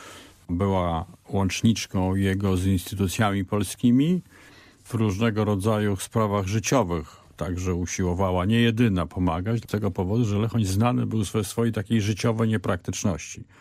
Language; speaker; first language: Polish; native; Polish